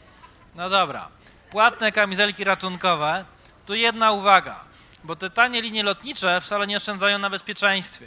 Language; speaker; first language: Polish; native; Polish